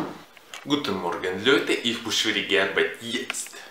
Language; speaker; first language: German; non-native, learner; Russian